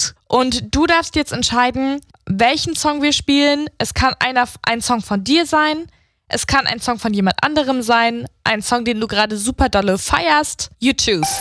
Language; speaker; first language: German; native; German